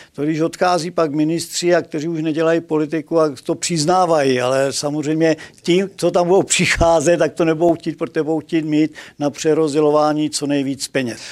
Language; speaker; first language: Czech; native; Czech